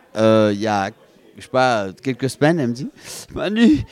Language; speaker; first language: French; native; French